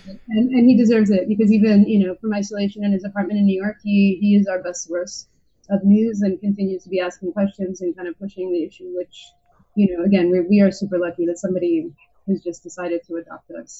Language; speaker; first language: English; native; English